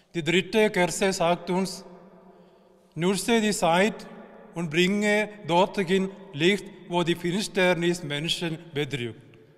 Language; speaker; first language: German; non-native, fluent; Malayalam